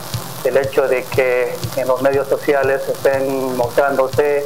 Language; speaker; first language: Spanish; native; Spanish